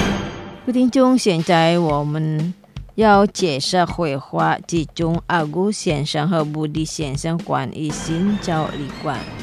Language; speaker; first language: Chinese; non-native, fluent; Indonesian